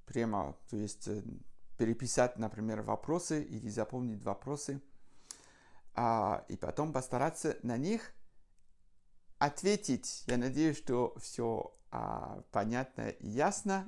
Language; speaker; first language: Russian; non-native, fluent; French